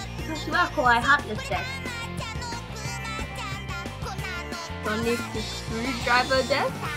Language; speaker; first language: Japanese; non-native, learner; English